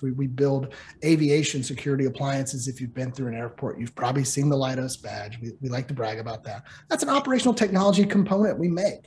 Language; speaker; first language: English; native; English